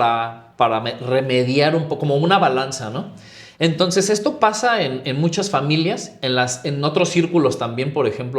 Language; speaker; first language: Spanish; native; Spanish